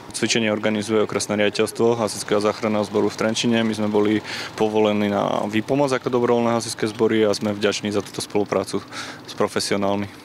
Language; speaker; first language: Slovak; native; Slovak